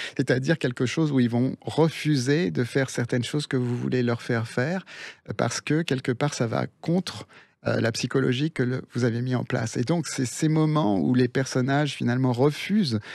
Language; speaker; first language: French; early bilingual, other home language; Spanish